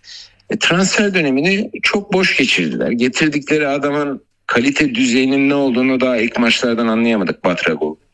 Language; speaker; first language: Turkish; native; Turkish